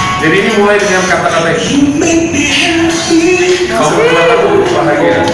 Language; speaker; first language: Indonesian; non-native, fluent; English